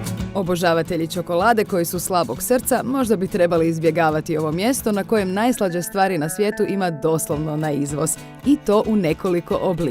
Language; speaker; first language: Croatian; native; Croatian